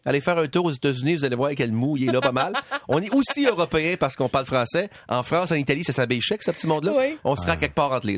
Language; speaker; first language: French; native; French